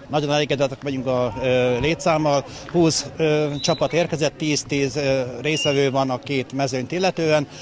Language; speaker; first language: Hungarian; native; Hungarian